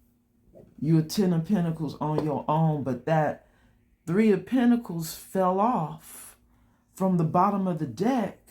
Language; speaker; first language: English; native; English